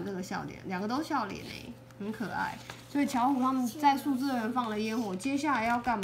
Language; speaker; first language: Chinese; native; Chinese